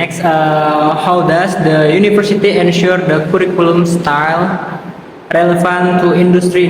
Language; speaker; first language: English; non-native, learner; Indonesian